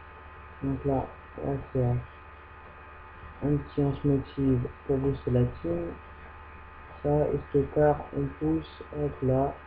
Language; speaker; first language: French; native; French